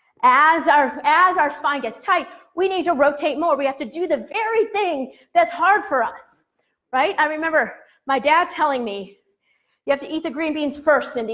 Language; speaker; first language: English; native; English